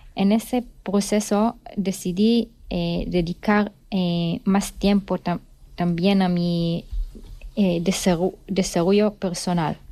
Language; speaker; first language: Spanish; non-native, fluent; Hebrew